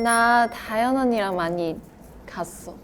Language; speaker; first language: Korean; non-native, fluent; Chinese